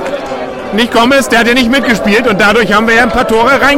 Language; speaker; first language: German; native; German